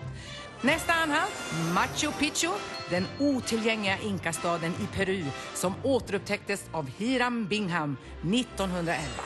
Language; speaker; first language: Swedish; native; Swedish